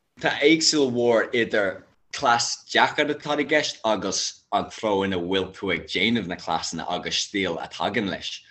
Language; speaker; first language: Irish; non-native, local second language; English